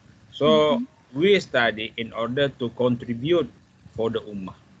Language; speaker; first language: English; non-native, fluent; Buginese